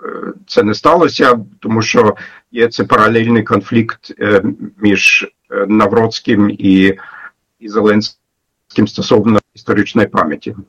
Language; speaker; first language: Ukrainian; non-native, fluent; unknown